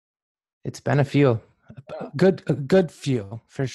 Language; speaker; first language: English; native; English